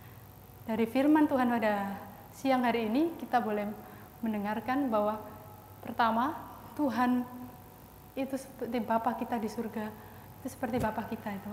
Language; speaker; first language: Indonesian; native; Indonesian